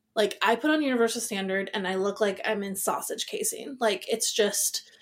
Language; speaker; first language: English; native; English